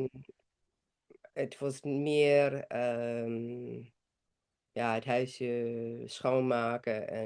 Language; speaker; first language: Dutch; non-native, fluent; English